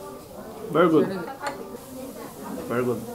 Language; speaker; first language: English; non-native, fluent; Portuguese